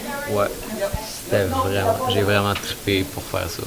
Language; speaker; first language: French; native; French